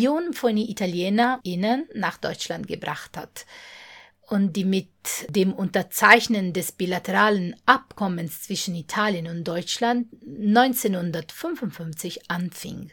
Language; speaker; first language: German; non-native, fluent; Italian